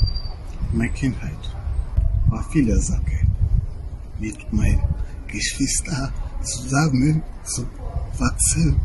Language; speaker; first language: German; non-native, learner; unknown